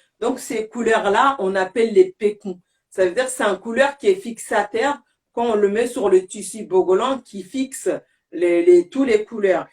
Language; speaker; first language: French; non-native, local second language; Bambara